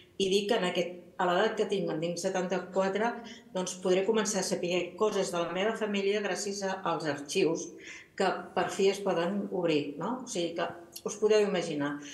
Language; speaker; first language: Catalan; native; Catalan